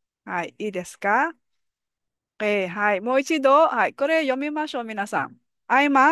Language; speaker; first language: Japanese; non-native, fluent; Filipino